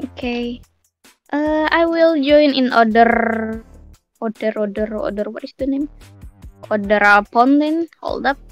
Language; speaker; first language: English; non-native, learner; Indonesian